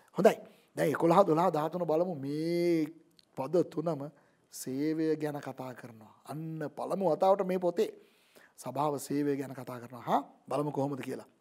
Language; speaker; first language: Sinhala; non-native, local second language; Tamil